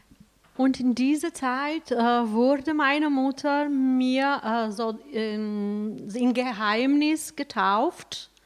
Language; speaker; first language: German; non-native, fluent; Albanian